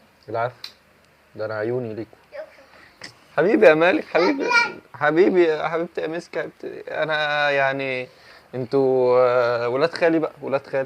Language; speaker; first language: Arabic; native; Arabic